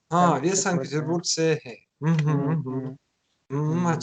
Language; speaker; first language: Hindi; non-native, learner; Russian